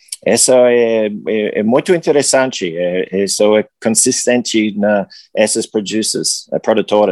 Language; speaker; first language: Portuguese; non-native, learner; English